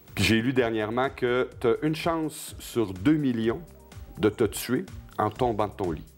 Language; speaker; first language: French; native; French